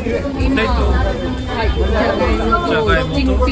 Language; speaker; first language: Japanese; non-native, learner; Hindi